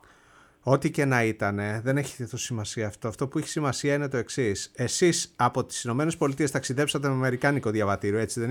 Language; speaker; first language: Greek; native; Greek